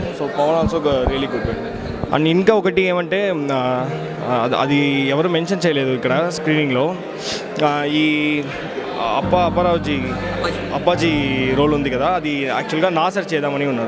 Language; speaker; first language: Telugu; non-native, learner; Tamil